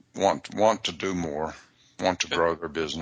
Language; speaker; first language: English; native; English